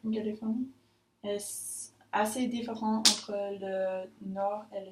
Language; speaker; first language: French; non-native, learner; English